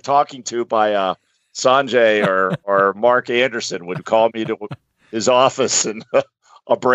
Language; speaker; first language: English; native; English